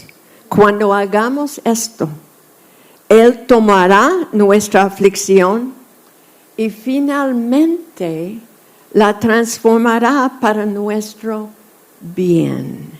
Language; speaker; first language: Spanish; non-native, fluent; English